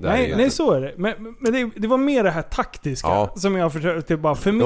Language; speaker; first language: Swedish; native; Swedish